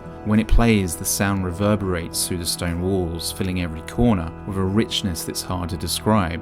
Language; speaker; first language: English; native; English